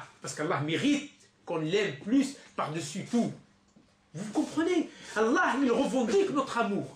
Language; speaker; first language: French; non-native, local second language; Arabic